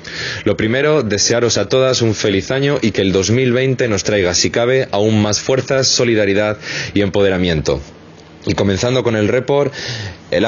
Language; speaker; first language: Spanish; native; Spanish